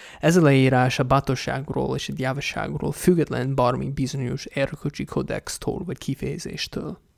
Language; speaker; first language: Hungarian; non-native, fluent; English